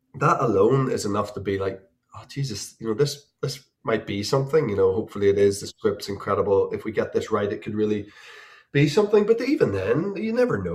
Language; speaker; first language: English; native; English